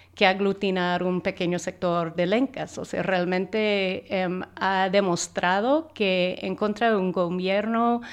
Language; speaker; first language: Spanish; non-native, fluent; English